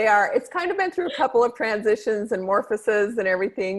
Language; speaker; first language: English; native; English